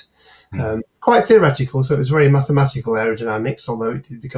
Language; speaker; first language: English; native; English